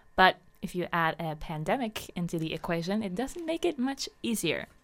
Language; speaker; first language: English; non-native, fluent; Norwegian